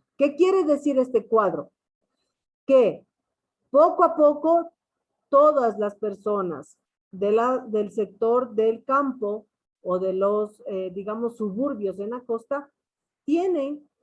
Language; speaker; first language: Spanish; native; Spanish